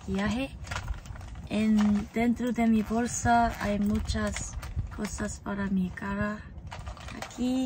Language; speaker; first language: Spanish; non-native, learner; English